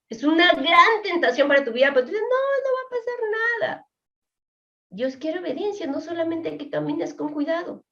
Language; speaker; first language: Spanish; native; Spanish